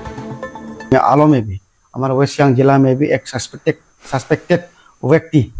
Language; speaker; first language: Hindi; non-native, local second language; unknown